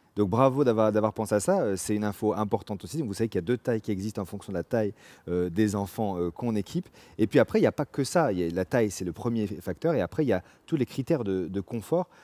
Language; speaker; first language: French; native; French